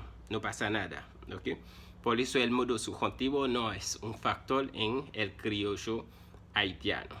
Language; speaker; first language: Spanish; non-native, fluent; Haitian Creole